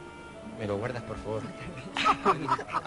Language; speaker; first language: Spanish; native; Spanish